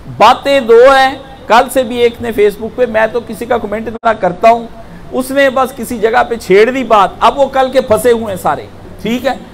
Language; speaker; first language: Urdu; non-native, local second language; Punjabi